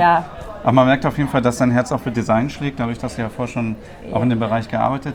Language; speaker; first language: German; native; German